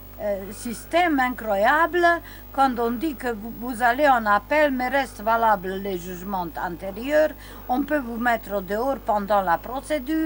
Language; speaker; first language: French; non-native, learner; Romanian